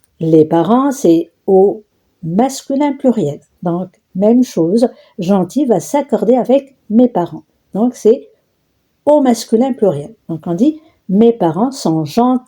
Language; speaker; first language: French; non-native, local second language; Arabic